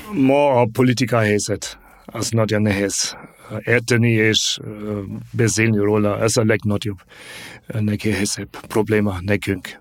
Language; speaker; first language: Hungarian; non-native, learner; German